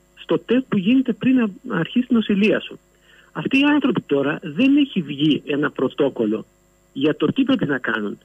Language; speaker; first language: Greek; native; Greek